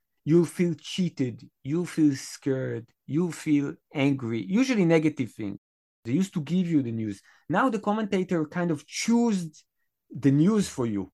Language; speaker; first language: English; non-native, fluent; Hebrew